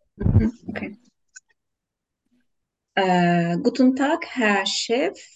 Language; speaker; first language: German; non-native, learner; Turkish